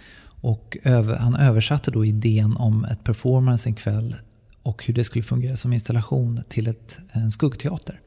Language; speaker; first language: Swedish; native; Swedish